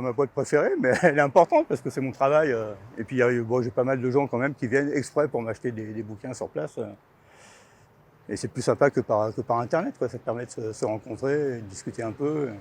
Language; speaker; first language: French; native; French